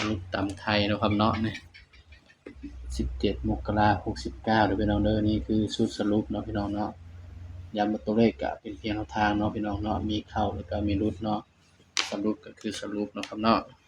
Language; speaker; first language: Thai; non-native, local second language; Lao